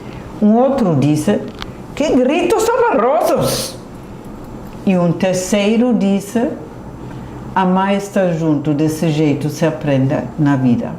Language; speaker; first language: Portuguese; non-native, fluent; German